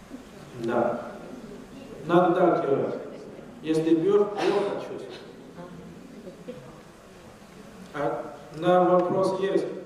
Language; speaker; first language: Russian; non-native, learner; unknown